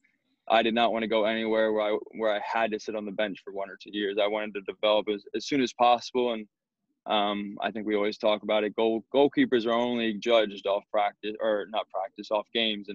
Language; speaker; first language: English; native; English